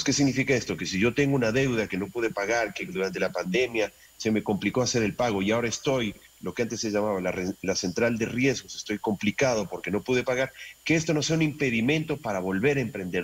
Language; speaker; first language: Spanish; native; Spanish